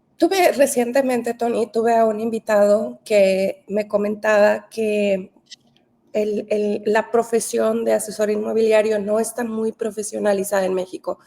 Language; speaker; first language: Spanish; native; Spanish